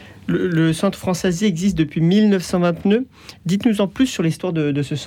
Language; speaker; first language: French; native; French